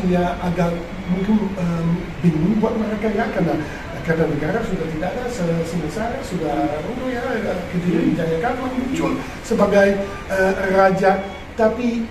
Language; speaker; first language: Indonesian; non-native, fluent; Dutch